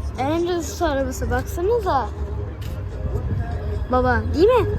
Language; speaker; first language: Turkish; early bilingual, heritage; Turkish